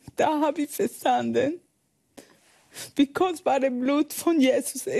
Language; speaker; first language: German; non-native, learner; Spanish